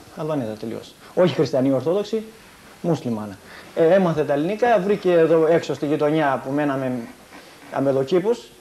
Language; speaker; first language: Greek; early bilingual, heritage; Greek